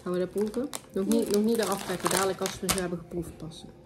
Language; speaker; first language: Dutch; native; Dutch